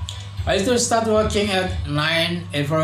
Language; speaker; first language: English; non-native, learner; Indonesian